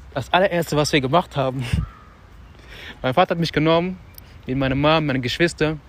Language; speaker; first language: German; non-native, fluent; Wolof